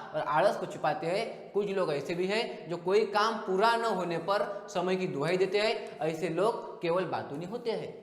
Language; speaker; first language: Hindi; non-native, local second language; Marathi